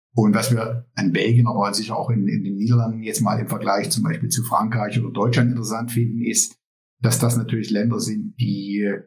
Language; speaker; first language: German; native; German